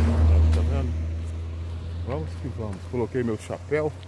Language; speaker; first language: Portuguese; native; Portuguese